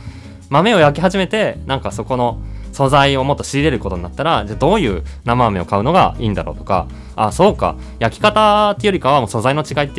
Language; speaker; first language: Japanese; native; Japanese